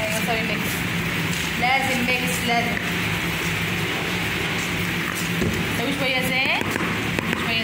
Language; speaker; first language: Arabic; non-native, learner; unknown